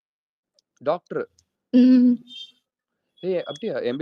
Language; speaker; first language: Tamil; native; Tamil